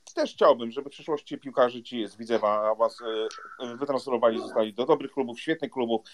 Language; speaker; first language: Polish; native; Polish